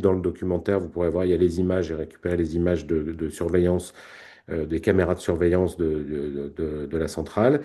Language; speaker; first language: French; native; French